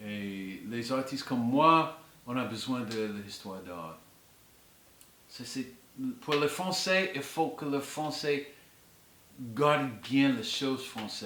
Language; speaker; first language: French; non-native, learner; English